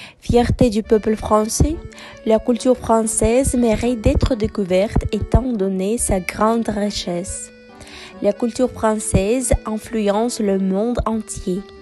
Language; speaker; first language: French; non-native, fluent; Russian